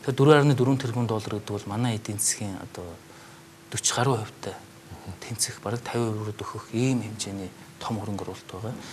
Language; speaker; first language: Mongolian; native; Mongolian